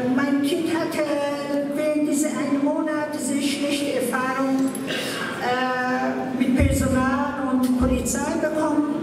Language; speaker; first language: German; non-native, fluent; Persian